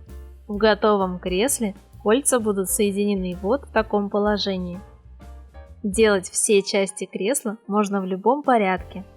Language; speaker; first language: Russian; native; Russian